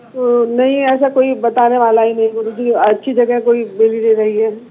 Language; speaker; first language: Hindi; non-native, local second language; Bangla